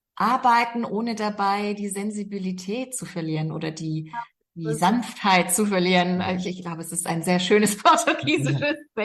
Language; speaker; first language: German; native; German